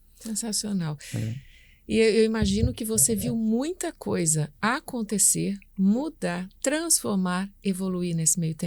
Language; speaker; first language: Portuguese; native; Portuguese